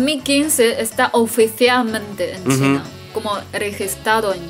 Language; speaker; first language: Spanish; non-native, learner; Chinese